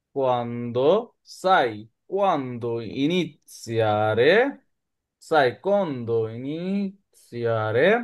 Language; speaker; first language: Italian; non-native, learner; Bangla